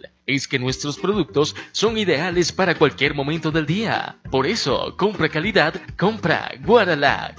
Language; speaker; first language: Spanish; native; Spanish